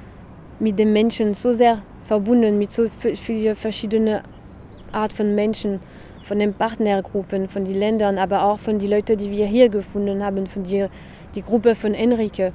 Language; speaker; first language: German; non-native, fluent; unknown